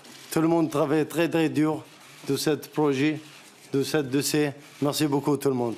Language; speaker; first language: French; non-native, learner; Arabic